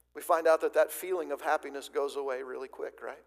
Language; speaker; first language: English; native; English